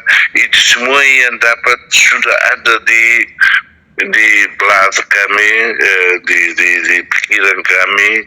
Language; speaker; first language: Indonesian; non-native, fluent; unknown